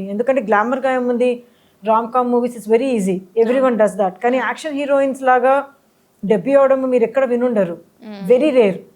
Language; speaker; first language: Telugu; early bilingual, heritage; Telugu